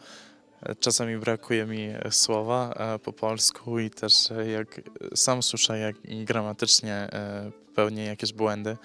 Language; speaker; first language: Polish; early bilingual, heritage; English